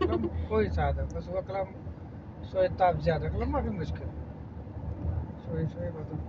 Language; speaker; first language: Arabic; non-native, learner; Filipino